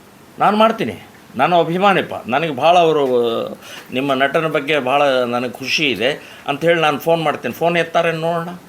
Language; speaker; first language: Kannada; native; Kannada